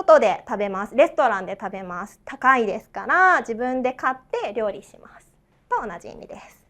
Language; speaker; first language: Japanese; non-native, fluent; Chinese